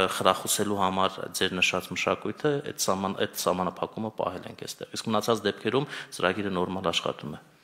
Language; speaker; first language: Armenian; native; Armenian